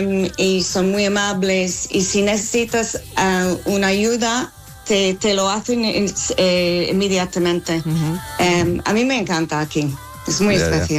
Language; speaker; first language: Spanish; non-native, learner; English